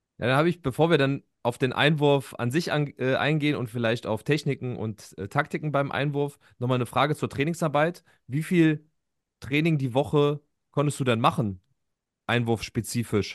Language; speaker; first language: German; native; German